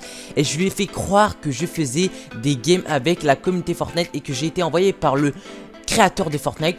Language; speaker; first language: French; native; French